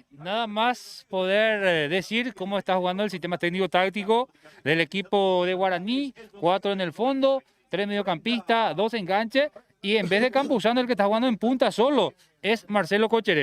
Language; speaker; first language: Spanish; native; Spanish